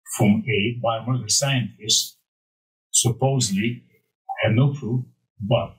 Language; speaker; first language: English; non-native, fluent; Romanian